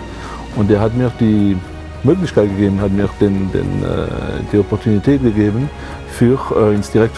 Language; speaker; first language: German; non-native, fluent; French